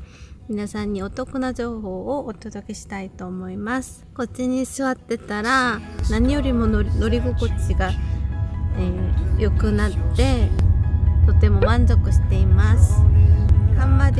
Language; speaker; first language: Japanese; non-native, fluent; Korean